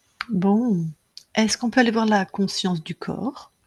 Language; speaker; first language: French; native; French